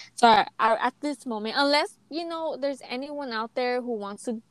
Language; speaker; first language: English; native; English